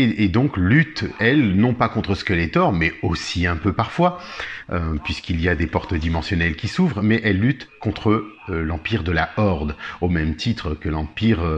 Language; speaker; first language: French; native; French